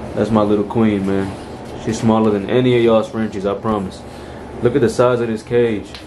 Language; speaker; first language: English; early bilingual, other home language; Spanish